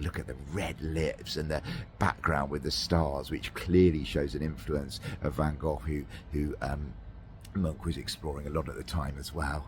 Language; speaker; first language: English; native; English